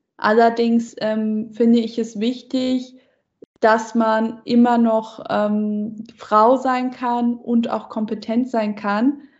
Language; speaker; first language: German; early bilingual, other home language; Persian